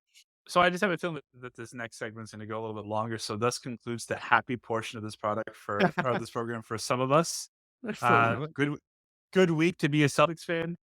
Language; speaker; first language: English; native; English